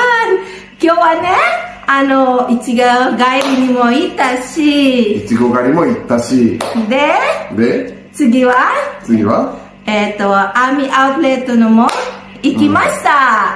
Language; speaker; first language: Japanese; non-native, learner; Filipino